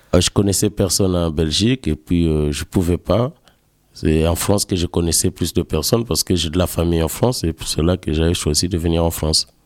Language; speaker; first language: French; non-native, local second language; Lingala